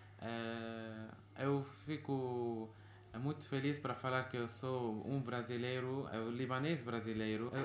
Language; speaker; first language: Portuguese; early bilingual, heritage; Portuguese